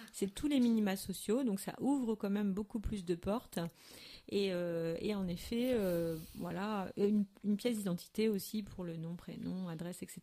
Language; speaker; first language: French; native; French